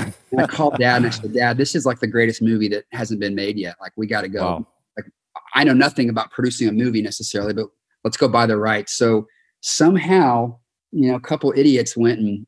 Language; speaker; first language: English; native; English